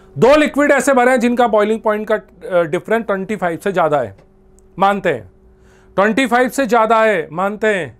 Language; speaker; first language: Hindi; non-native, local second language; Gujarati